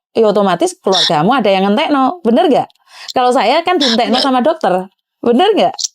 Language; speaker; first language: Indonesian; non-native, local second language; Javanese